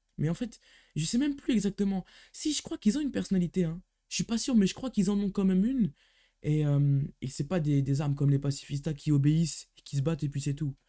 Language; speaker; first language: French; native; French